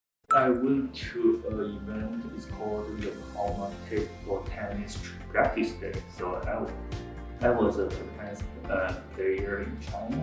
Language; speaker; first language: English; non-native, fluent; Chinese